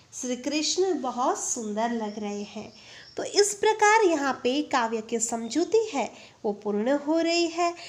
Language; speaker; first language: Hindi; non-native, local second language; Gujarati